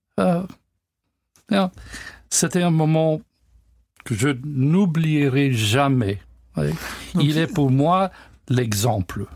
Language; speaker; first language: French; non-native, learner; English